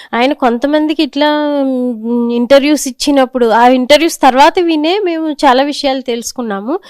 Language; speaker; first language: Telugu; native; Telugu